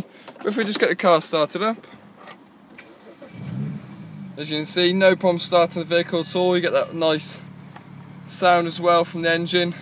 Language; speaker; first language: English; native; English